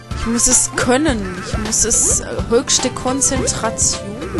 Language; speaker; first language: German; native; German